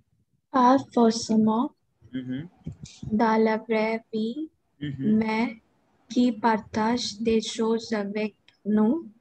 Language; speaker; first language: French; non-native, learner; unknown